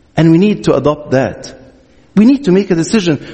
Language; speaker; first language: English; non-native, fluent; Arabic